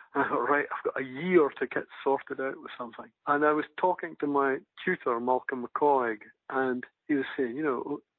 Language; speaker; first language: English; native; English